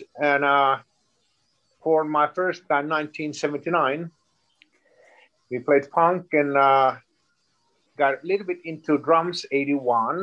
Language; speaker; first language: English; non-native, fluent; Swedish